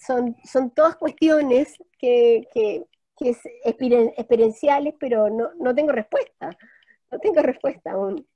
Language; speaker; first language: Spanish; native; Spanish